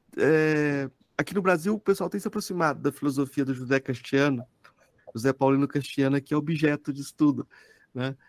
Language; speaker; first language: Portuguese; native; Portuguese